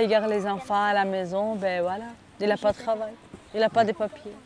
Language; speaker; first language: French; non-native, learner; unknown